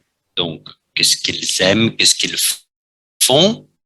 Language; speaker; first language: French; non-native, fluent; Vietnamese